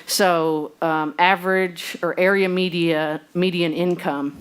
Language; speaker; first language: English; native; English